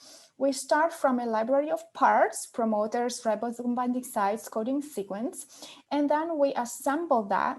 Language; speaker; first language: English; non-native, fluent; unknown